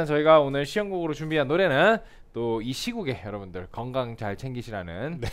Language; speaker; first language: Korean; native; Korean